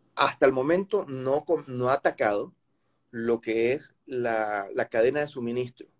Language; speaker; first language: Spanish; native; Spanish